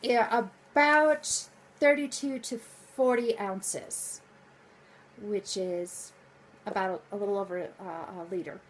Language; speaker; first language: English; native; English